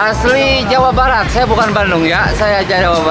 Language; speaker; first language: Indonesian; non-native, local second language; Sundanese